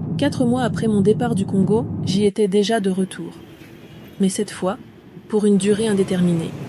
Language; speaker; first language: French; native; French